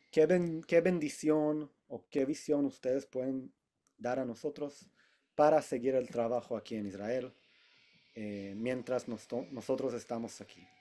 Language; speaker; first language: Spanish; non-native, fluent; Hebrew